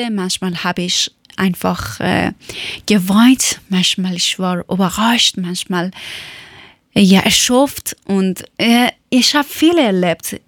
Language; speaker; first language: German; non-native, fluent; Persian